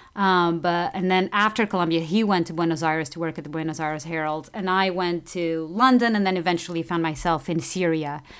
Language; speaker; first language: English; non-native, fluent; Portuguese